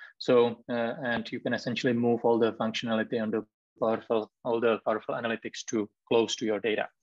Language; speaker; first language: English; non-native, fluent; Czech